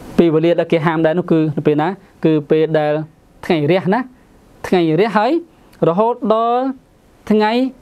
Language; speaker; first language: Khmer; non-native, local second language; Western Cham